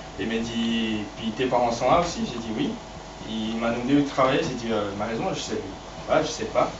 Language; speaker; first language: French; non-native, fluent; Portuguese